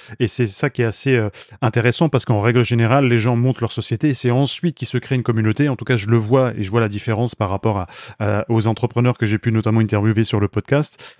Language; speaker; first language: French; native; French